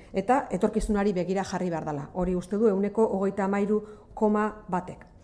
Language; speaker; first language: Basque; native; Basque